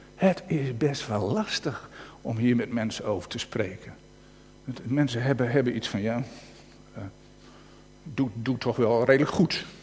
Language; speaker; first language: Dutch; native; Dutch